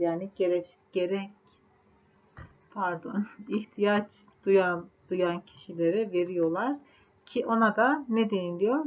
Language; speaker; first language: Turkish; non-native, fluent; Persian